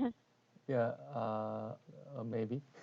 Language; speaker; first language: English; non-native, learner; Korean